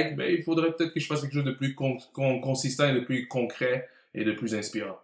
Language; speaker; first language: French; early bilingual, heritage; French